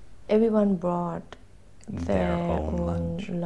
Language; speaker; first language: English; non-native, learner; Thai